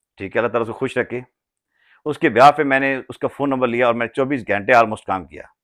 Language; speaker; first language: Urdu; non-native, local second language; Punjabi